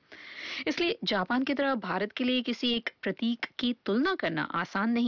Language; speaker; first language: Hindi; native; Hindi